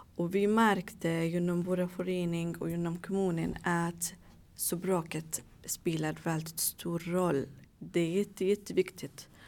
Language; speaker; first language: Swedish; non-native, fluent; Arabic